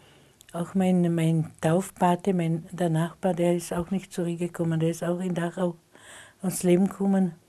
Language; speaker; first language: German; non-native, local second language; Slovenian